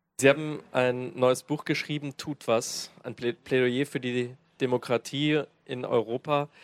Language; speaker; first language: German; native; German